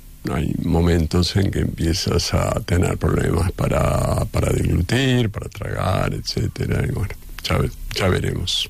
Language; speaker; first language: Spanish; native; Spanish